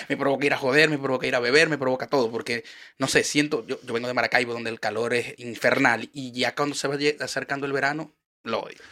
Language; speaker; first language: Spanish; native; Spanish